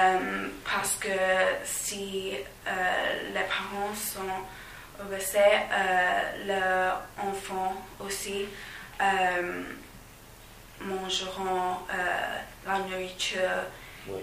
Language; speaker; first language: French; non-native, learner; English